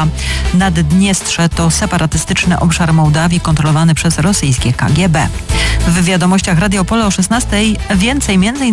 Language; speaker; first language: Polish; native; Polish